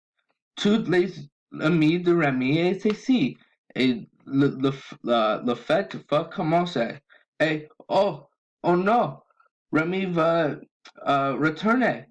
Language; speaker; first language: French; non-native, learner; English